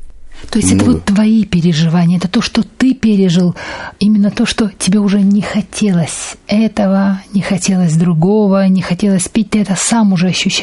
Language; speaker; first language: Russian; native; Russian